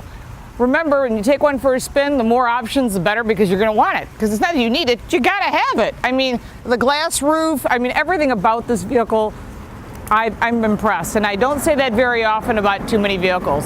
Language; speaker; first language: English; native; English